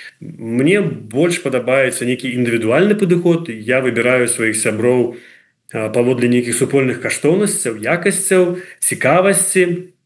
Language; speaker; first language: Belarusian; non-native, local second language; Russian